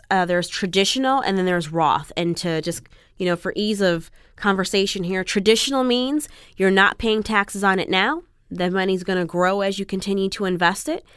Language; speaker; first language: English; native; English